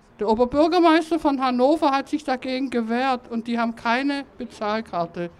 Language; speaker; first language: German; native; German